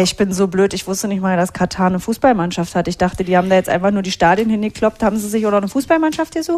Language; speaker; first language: German; native; German